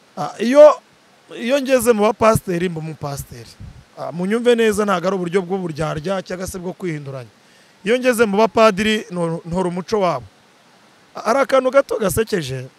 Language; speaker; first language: Kinyarwanda; native; Kinyarwanda